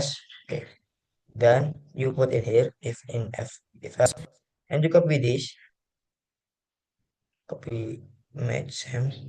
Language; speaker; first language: English; non-native, learner; Indonesian